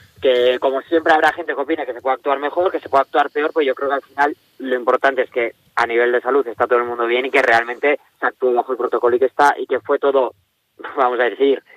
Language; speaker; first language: Spanish; native; Spanish